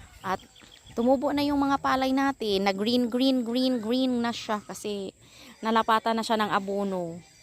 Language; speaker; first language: Filipino; non-native, local second language; Cebuano